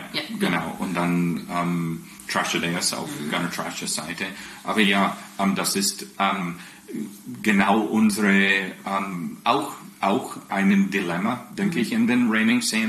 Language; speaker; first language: German; non-native, fluent; English